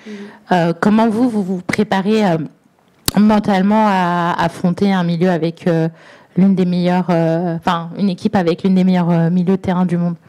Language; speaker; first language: French; native; French